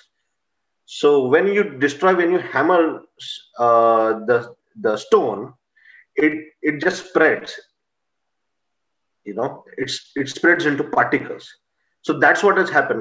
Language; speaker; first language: English; non-native, local second language; Marathi